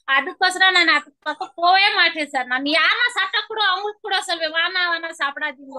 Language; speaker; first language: Tamil; non-native, fluent; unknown